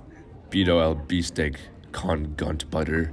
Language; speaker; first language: Spanish; non-native, learner; English